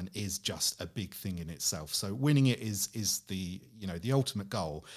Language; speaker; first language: English; native; English